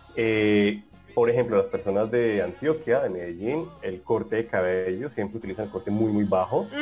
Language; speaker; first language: Spanish; native; Spanish